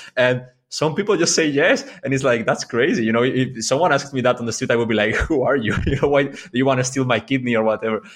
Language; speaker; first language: English; non-native, fluent; Spanish